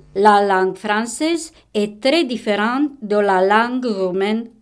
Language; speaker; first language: French; non-native, learner; Romanian